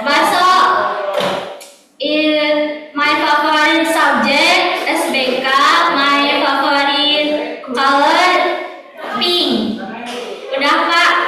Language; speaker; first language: English; non-native, learner; Indonesian